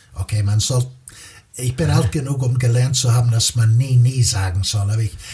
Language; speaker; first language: German; non-native, fluent; English